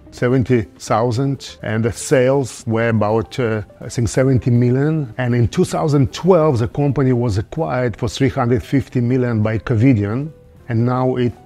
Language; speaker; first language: English; non-native, fluent; Russian